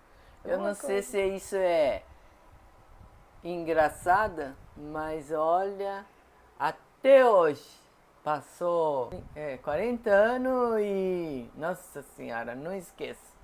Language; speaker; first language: Portuguese; non-native, fluent; Japanese